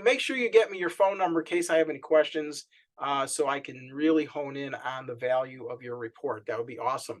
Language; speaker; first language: English; native; English